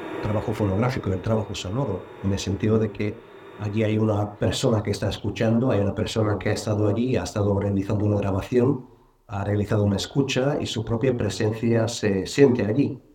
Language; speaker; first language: Spanish; non-native, fluent; Bulgarian